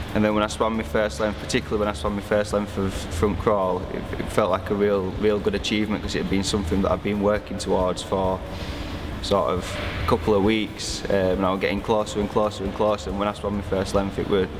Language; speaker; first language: English; native; English